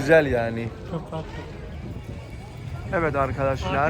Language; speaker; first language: Turkish; non-native, learner; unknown